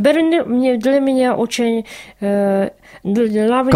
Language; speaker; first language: Russian; non-native, learner; Czech